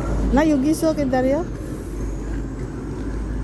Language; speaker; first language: Korean; non-native, learner; Filipino